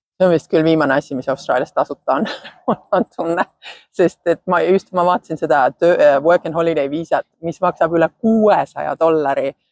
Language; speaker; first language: Estonian; native; Estonian